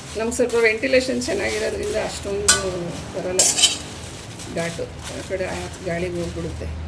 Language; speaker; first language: Kannada; native; Kannada